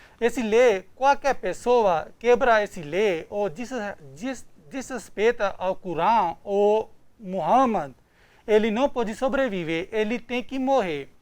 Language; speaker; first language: Portuguese; non-native, learner; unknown